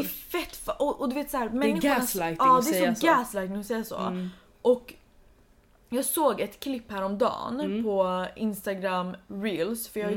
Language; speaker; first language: Swedish; native; Swedish